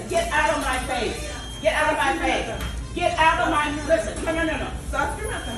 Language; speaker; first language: English; native; English